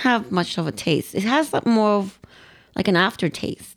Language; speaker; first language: English; non-native, fluent; Spanish